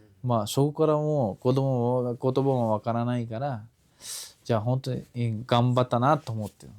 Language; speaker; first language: Japanese; non-native, fluent; Kashmiri